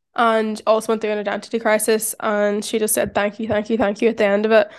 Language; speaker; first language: English; native; English